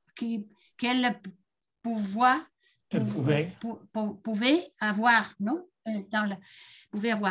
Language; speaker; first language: French; non-native, fluent; Spanish